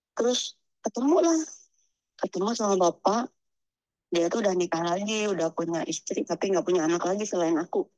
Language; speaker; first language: Indonesian; native; Indonesian